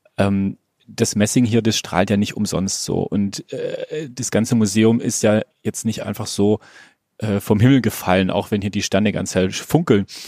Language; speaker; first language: German; native; German